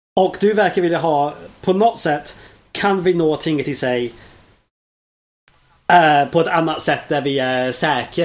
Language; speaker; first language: Swedish; non-native, fluent; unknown